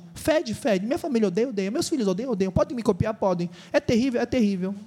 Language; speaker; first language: Portuguese; native; Portuguese